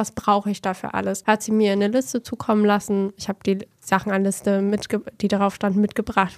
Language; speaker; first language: German; early bilingual, other home language; Portuguese